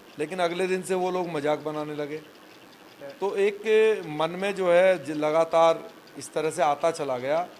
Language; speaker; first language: Hindi; native; Hindi